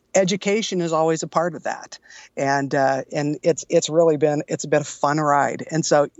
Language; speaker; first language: English; native; English